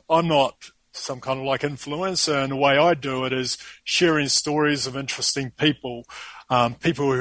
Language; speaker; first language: English; native; English